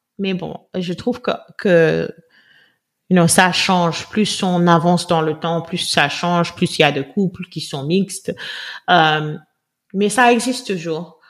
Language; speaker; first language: French; non-native, local second language; Wolof